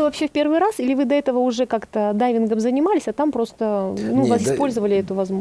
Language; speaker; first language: Russian; native; Russian